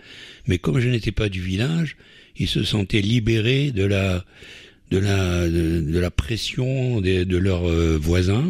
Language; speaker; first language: French; native; French